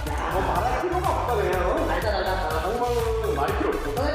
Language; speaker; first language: Portuguese; non-native, fluent; Korean